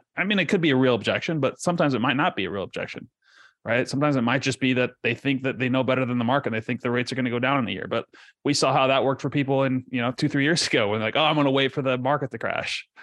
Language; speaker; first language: English; early bilingual, other home language; Spanish